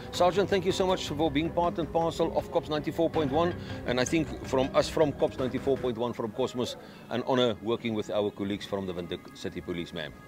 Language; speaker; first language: English; non-native, local second language; Afrikaans